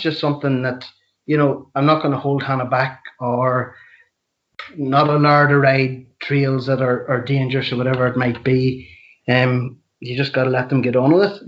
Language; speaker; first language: English; native; English